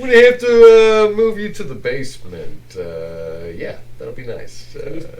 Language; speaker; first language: English; native; English